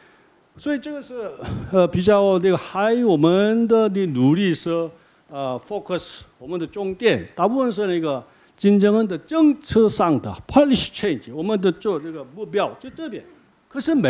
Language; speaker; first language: Chinese; non-native, learner; Korean